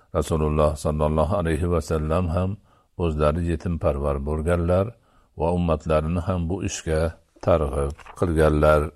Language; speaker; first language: Uzbek; native; Uzbek